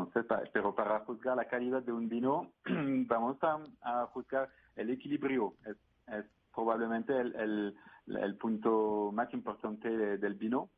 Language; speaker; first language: Spanish; non-native, fluent; French